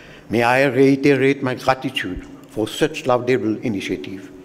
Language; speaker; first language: English; non-native, local second language; Morisyen